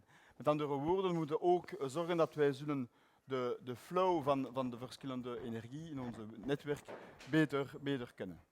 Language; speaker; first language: Dutch; non-native, learner; French